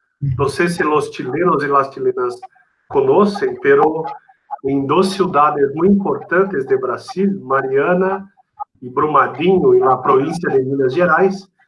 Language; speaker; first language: Spanish; non-native, fluent; Portuguese